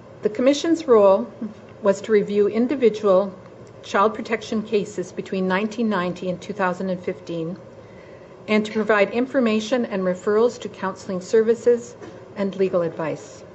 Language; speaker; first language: English; native; English